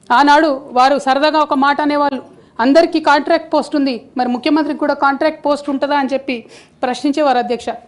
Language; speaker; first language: Telugu; native; Telugu